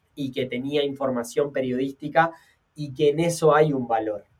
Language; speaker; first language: Spanish; native; Spanish